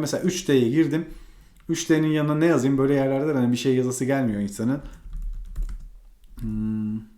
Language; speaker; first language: Turkish; native; Turkish